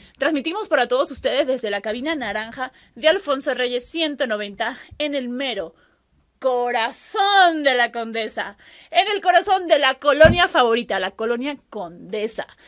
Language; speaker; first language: Spanish; native; Spanish